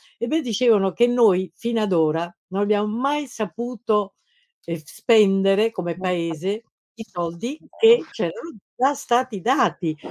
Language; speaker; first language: Italian; native; Italian